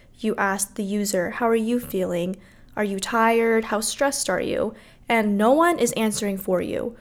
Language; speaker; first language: English; early bilingual, other home language; Korean